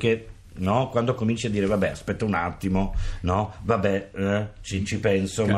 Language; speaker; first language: Italian; native; Italian